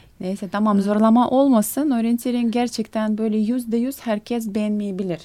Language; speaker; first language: Turkish; non-native, fluent; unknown